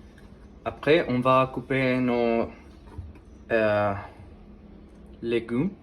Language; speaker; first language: French; non-native, learner; Spanish